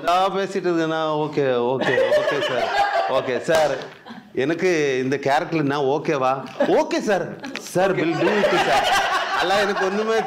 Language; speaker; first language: Tamil; non-native, learner; Malayalam